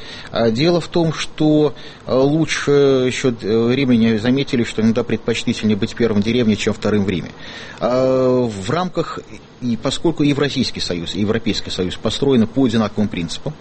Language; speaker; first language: Russian; native; Russian